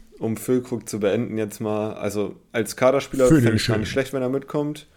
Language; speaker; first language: German; native; German